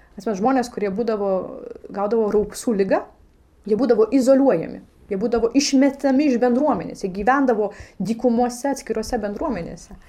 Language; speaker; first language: Lithuanian; non-native, fluent; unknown